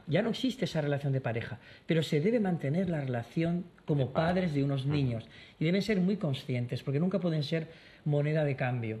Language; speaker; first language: Spanish; native; Spanish